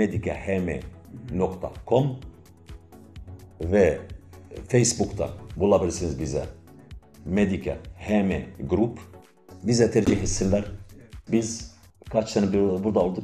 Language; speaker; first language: Turkish; non-native, learner; Arabic